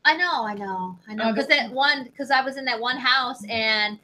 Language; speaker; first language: English; native; English